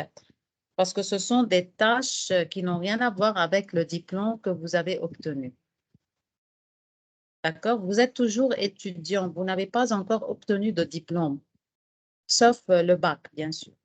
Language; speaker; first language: French; non-native, fluent; Arabic